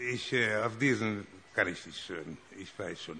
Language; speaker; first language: German; non-native, learner; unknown